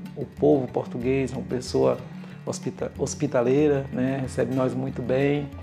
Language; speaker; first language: Portuguese; native; Portuguese